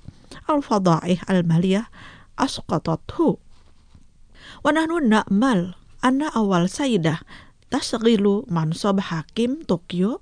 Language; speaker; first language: Arabic; non-native, fluent; Indonesian